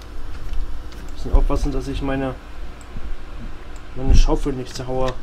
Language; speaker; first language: German; native; German